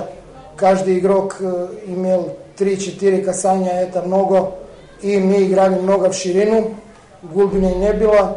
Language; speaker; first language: Russian; non-native, learner; Serbian